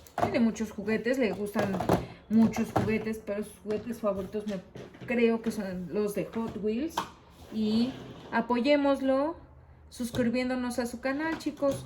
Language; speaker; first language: Spanish; native; Spanish